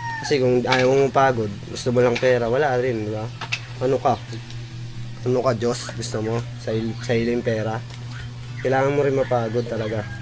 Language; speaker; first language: Filipino; native; Filipino